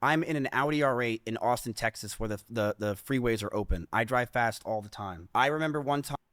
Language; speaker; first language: English; native; English